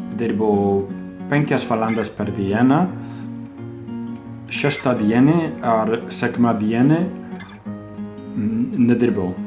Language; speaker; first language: Lithuanian; non-native, learner; English